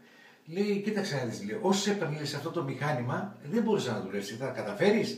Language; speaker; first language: Greek; native; Greek